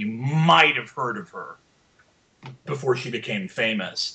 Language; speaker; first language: English; native; English